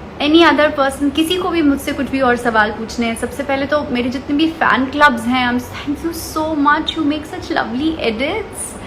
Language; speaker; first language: Hindi; native; Hindi